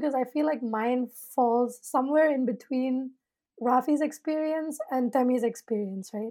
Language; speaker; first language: English; non-native, local second language; Malayalam